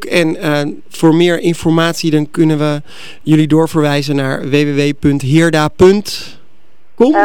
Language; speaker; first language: Dutch; native; Dutch